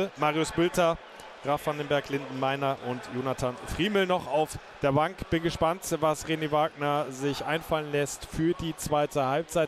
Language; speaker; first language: German; native; German